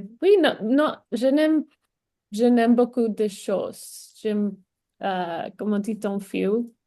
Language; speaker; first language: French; non-native, learner; Spanish